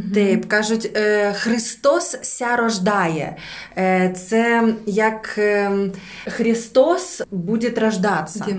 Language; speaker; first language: Ukrainian; native; Ukrainian